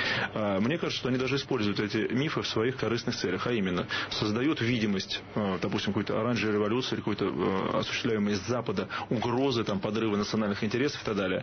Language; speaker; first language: Russian; native; Russian